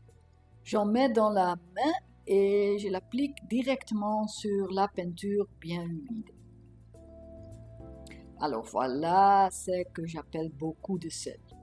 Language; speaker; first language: French; non-native, learner; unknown